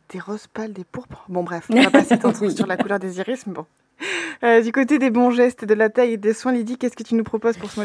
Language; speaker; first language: French; native; French